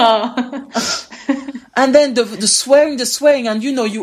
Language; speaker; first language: English; non-native, fluent; French